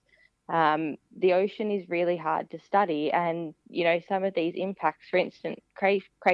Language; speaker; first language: English; native; English